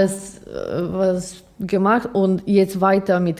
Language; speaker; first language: German; non-native, learner; Ukrainian